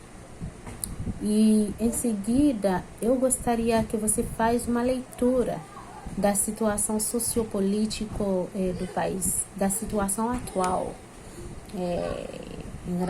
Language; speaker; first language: Portuguese; non-native, fluent; Haitian Creole